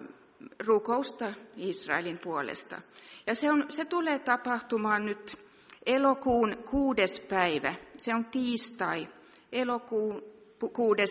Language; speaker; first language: Finnish; non-native, local second language; Swedish